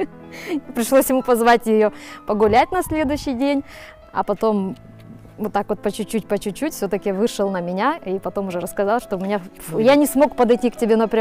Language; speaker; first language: Russian; native; Russian